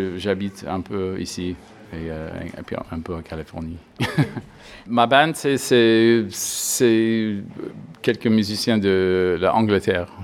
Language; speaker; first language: French; non-native, learner; English